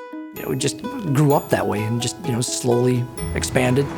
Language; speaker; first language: English; native; English